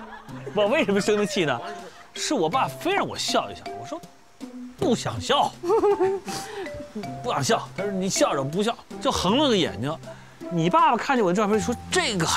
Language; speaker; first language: Chinese; native; Chinese